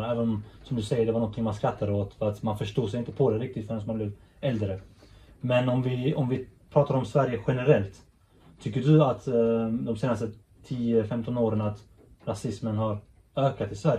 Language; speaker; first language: Swedish; early bilingual, other home language; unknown